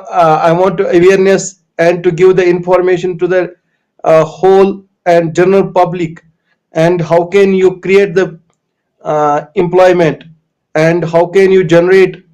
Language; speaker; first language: English; non-native, local second language; Kashmiri